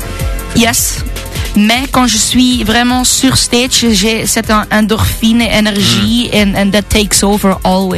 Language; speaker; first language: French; non-native, local second language; Dutch